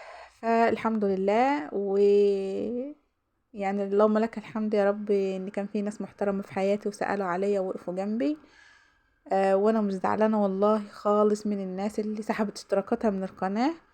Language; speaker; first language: Arabic; native; Arabic